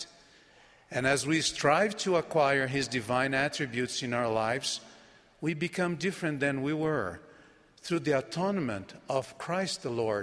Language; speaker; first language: English; non-native, fluent; Portuguese